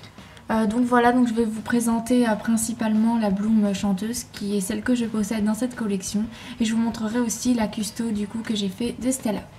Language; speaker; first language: French; native; French